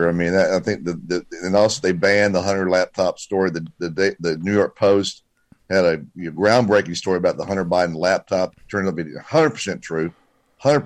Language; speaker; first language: English; native; English